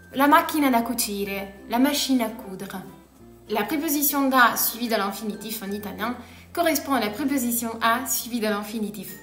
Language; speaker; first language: French; non-native, fluent; Italian